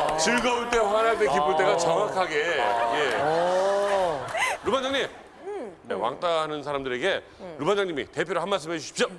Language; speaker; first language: Korean; native; Korean